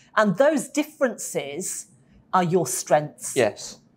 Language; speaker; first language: English; native; English